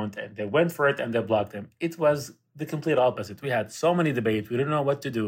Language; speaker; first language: English; non-native, fluent; Arabic